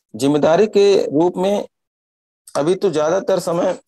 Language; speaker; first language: Hindi; native; Hindi